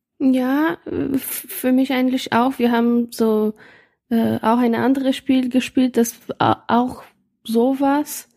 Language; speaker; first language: German; non-native, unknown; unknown